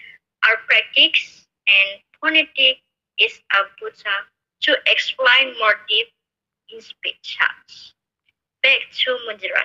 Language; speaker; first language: English; non-native, learner; Indonesian